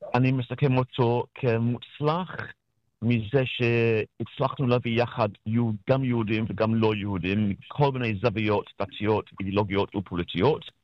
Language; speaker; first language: Hebrew; non-native, fluent; English